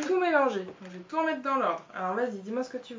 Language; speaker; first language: French; native; French